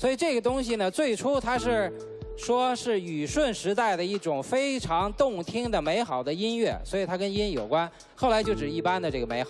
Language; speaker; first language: Chinese; native; Chinese